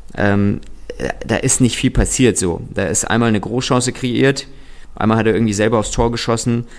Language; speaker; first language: German; early bilingual, other home language; Russian